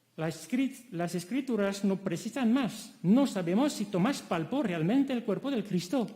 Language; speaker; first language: Spanish; non-native, fluent; French